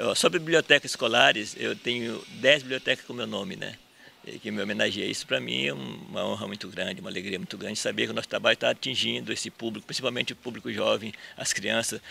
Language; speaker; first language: Portuguese; native; Portuguese